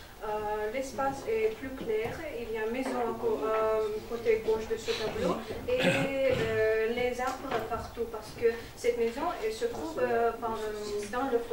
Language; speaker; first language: French; non-native, learner; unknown